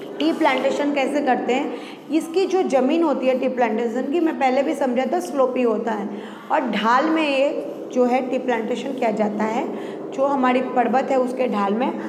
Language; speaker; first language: Hindi; non-native, local second language; Gujarati